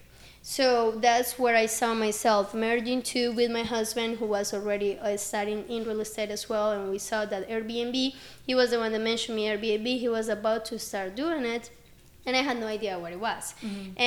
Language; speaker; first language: English; non-native, fluent; Spanish